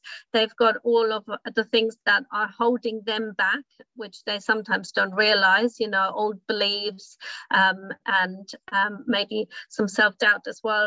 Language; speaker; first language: English; non-native, fluent; German